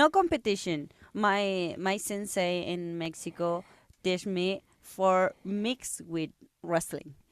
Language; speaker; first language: English; non-native, learner; Spanish